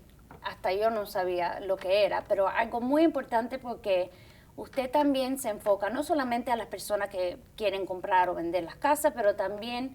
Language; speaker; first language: Spanish; early bilingual, heritage; Spanish